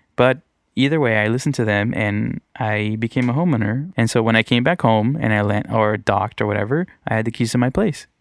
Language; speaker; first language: English; native; English